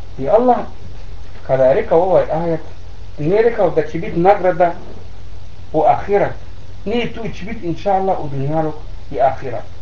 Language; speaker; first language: Bosnian; non-native, learner; Arabic